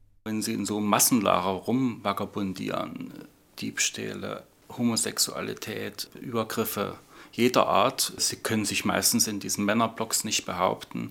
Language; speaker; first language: German; native; German